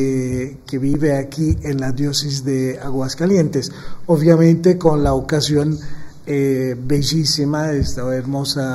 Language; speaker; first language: Spanish; non-native, fluent; Maltese